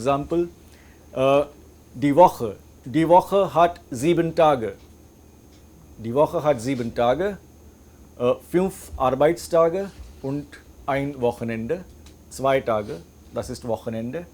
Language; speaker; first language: German; non-native, fluent; English